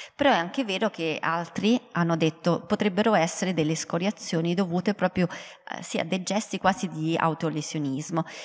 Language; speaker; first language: Italian; native; Italian